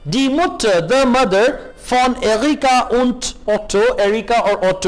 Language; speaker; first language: German; non-native, fluent; Urdu